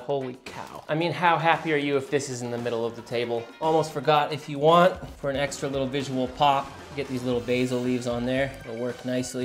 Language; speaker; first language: English; native; English